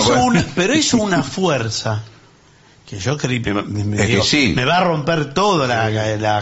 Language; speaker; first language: Spanish; native; Spanish